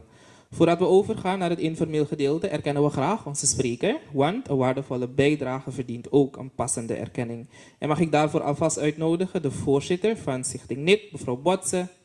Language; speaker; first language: Dutch; native; Dutch